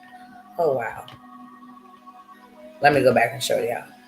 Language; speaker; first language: English; native; English